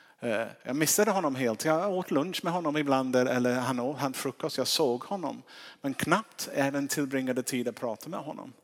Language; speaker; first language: Swedish; non-native, fluent; English